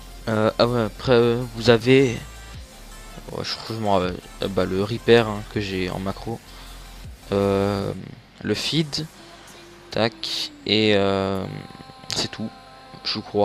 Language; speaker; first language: French; native; French